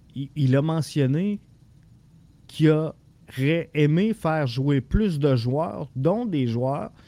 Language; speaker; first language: French; native; French